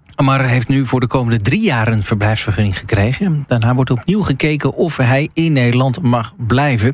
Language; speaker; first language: Dutch; native; Dutch